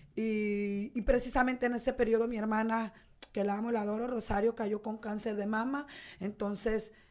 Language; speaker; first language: Spanish; native; Spanish